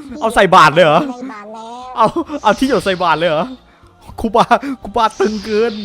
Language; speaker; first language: Thai; native; Thai